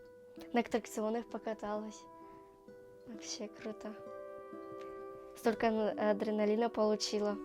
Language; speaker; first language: Russian; native; Russian